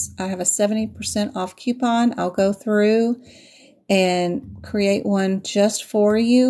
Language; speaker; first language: English; native; English